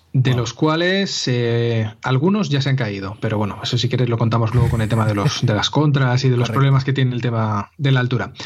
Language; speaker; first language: Spanish; native; Spanish